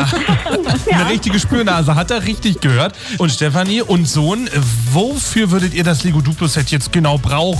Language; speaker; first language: German; native; German